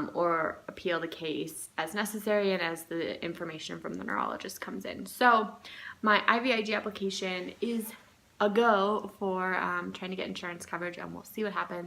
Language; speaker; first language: English; native; English